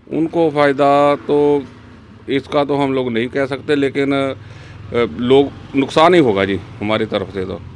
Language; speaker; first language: Hindi; non-native, local second language; Punjabi